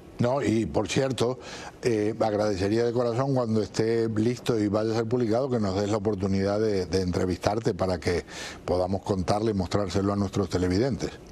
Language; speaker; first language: Spanish; native; Spanish